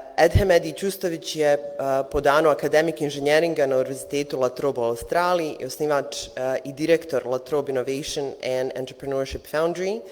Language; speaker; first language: Bosnian; native; Bosnian